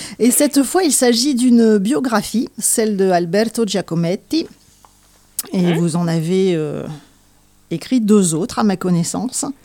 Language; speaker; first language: French; native; French